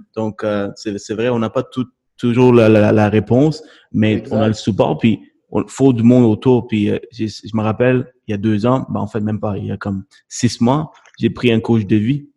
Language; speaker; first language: French; native; French